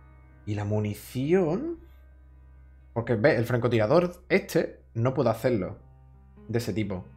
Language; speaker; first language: Spanish; native; Spanish